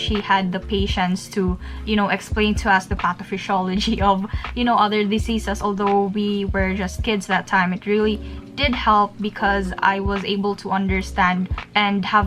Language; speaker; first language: English; non-native, local second language; Filipino